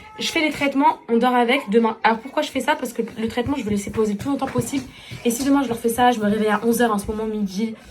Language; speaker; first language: French; non-native, local second language; Arabic